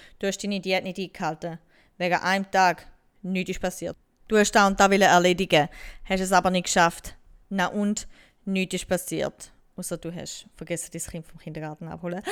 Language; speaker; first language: German; native; German